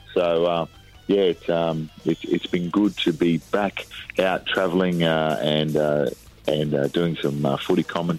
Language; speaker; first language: English; native; English